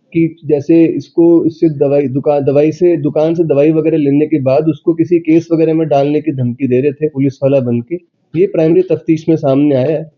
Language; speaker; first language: Hindi; non-native, local second language; Punjabi